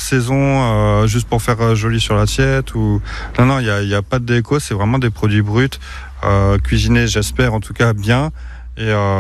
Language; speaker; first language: French; native; French